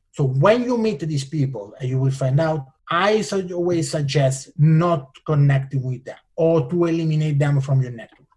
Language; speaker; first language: English; non-native, fluent; Italian